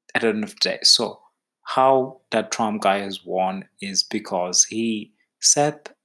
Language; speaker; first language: English; non-native, local second language; Xhosa